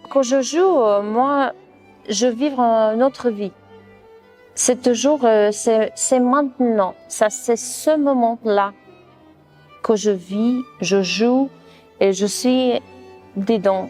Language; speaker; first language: French; non-native, fluent; Russian